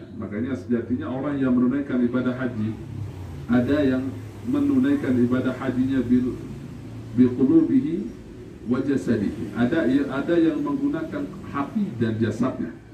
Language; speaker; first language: Malay; non-native, local second language; Sasak